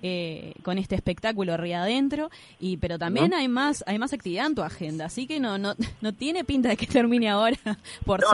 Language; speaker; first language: Spanish; native; Spanish